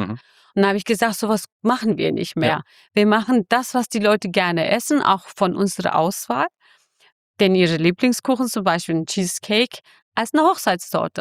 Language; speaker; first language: German; non-native, fluent; Kurdish